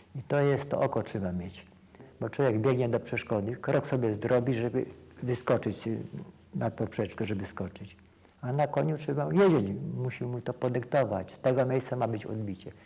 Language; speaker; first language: Polish; native; Polish